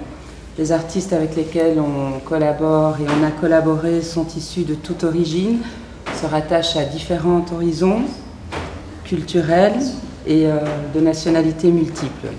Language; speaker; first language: French; native; French